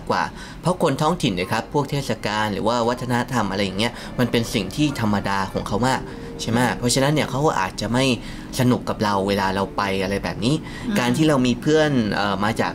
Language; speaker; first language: Thai; native; Thai